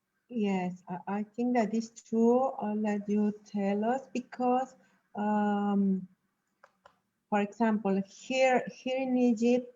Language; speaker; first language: English; non-native, learner; Spanish